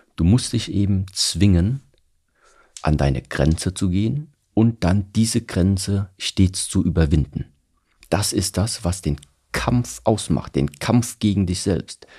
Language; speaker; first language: German; early bilingual, other home language; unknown